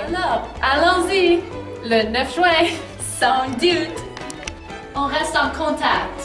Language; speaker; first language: French; non-native, learner; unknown